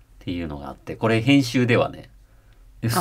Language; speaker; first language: Japanese; native; Japanese